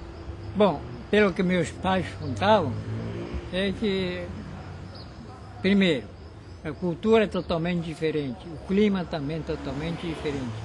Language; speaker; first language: Portuguese; early bilingual, other home language; Japanese